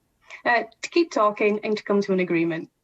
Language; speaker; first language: English; native; English